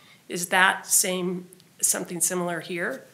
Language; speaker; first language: English; native; English